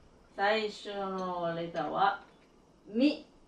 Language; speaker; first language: Japanese; non-native, learner; Arabic